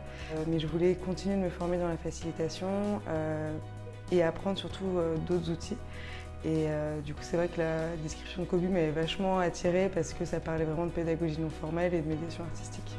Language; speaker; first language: French; native; French